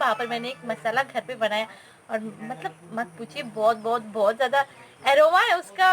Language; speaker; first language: Hindi; non-native, local second language; Bangla